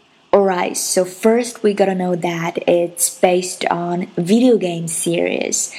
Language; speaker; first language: English; non-native, fluent; Chinese